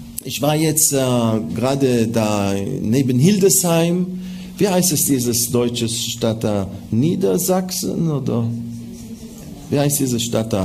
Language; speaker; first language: German; non-native, fluent; Hebrew